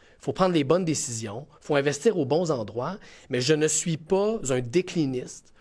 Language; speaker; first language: French; native; French